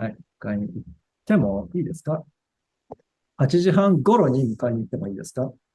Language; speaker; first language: Japanese; non-native, fluent; English